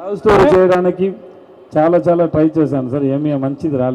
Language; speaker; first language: Telugu; non-native, learner; Tamil